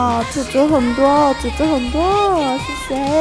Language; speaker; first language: Chinese; non-native, fluent; Korean